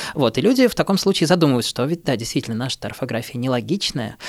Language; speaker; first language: Russian; native; Russian